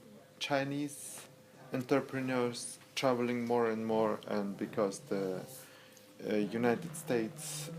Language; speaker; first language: English; non-native, learner; Russian